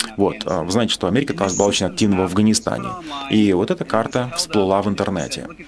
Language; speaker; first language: Russian; non-native, fluent; English